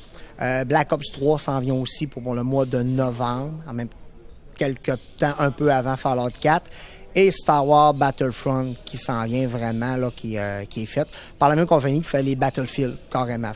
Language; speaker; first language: French; native; French